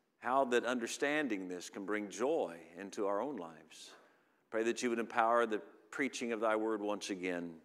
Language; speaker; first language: English; native; English